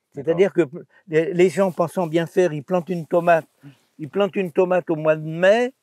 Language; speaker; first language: French; native; French